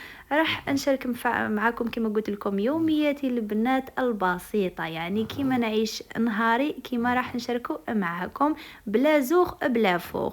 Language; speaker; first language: Arabic; native; Arabic